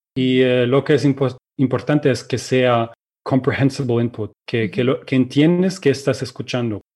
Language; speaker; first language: Spanish; non-native, fluent; Russian